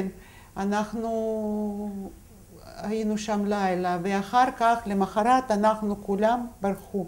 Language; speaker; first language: Hebrew; non-native, fluent; Russian